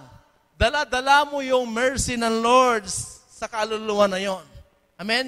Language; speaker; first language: Filipino; native; Filipino